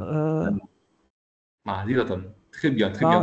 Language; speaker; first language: French; non-native, local second language; Arabic